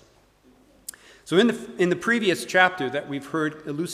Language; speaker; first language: English; native; English